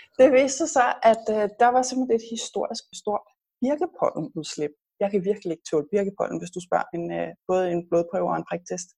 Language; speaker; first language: Danish; native; Danish